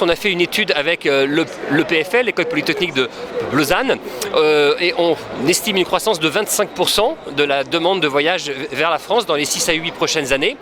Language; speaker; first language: French; native; French